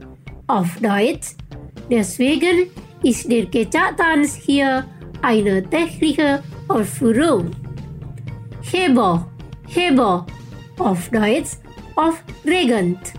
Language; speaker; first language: German; non-native, fluent; Indonesian